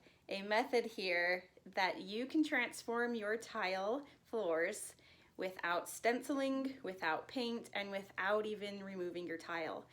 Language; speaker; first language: English; native; English